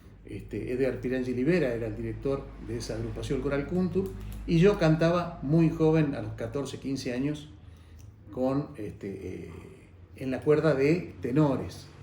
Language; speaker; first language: Spanish; native; Spanish